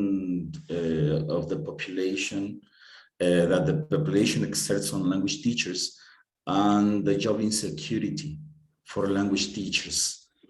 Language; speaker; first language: English; non-native, fluent; Spanish